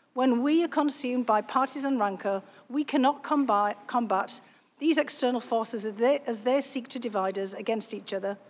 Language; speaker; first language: English; native; English